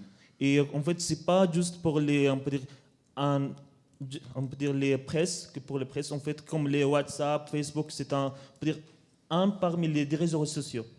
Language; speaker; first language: French; non-native, learner; Arabic